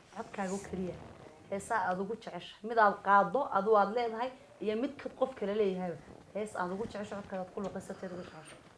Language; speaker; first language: Somali; native; Somali